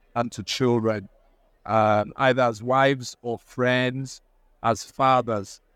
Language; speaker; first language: English; non-native, local second language; Igbo